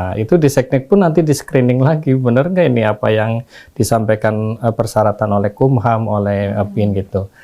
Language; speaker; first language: Indonesian; native; Indonesian